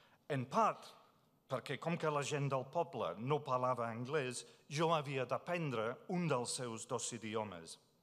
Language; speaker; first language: Catalan; non-native, fluent; English